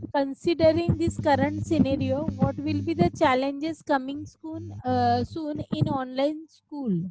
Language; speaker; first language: English; non-native, local second language; Marathi